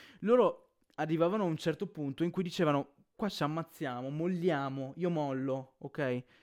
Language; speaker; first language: Italian; native; Italian